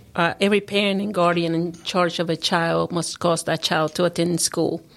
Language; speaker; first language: English; non-native, fluent; Spanish